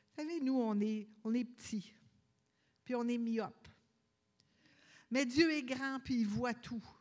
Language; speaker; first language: French; native; French